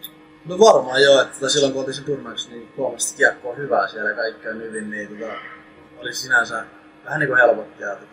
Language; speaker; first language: Finnish; native; Finnish